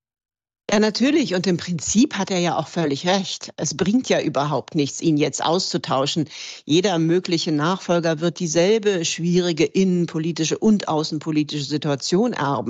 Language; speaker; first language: German; native; German